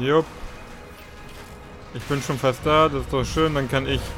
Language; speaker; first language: German; native; German